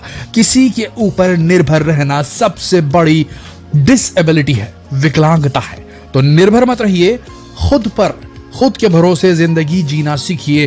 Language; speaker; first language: Hindi; native; Hindi